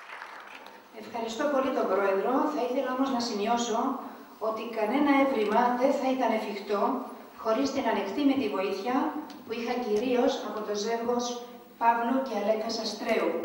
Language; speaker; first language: Greek; native; Greek